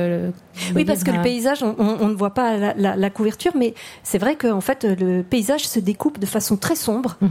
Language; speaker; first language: French; native; French